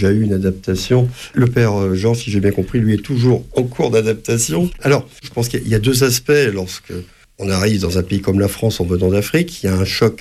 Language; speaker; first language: French; native; French